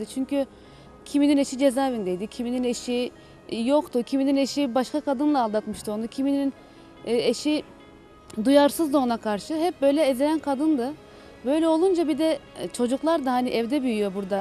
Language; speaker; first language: Turkish; native; Turkish